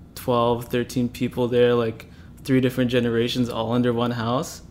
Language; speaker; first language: English; early bilingual, other home language; Filipino